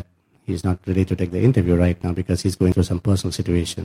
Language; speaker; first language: English; non-native, local second language; Tamil